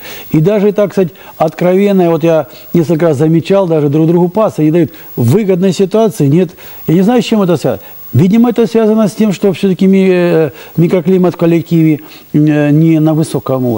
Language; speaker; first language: Russian; native; Russian